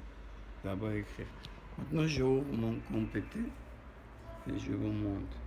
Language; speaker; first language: French; non-native, learner; Armenian